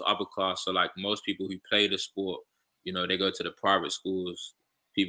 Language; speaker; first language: English; native; English